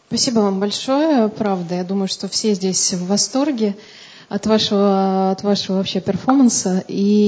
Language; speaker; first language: Russian; native; Russian